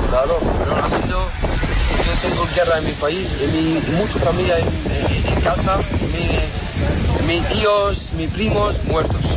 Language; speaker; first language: Spanish; non-native, learner; Arabic